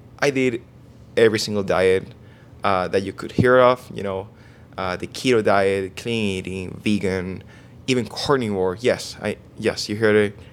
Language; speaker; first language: English; non-native, fluent; Spanish